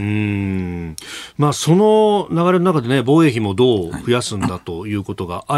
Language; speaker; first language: Japanese; native; Japanese